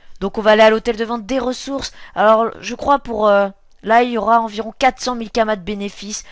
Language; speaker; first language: French; native; French